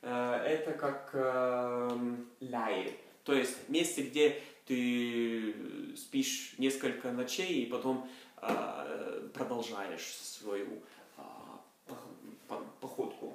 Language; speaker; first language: Russian; non-native, fluent; Norwegian